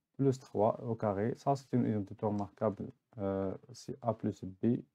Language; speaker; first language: French; non-native, local second language; Arabic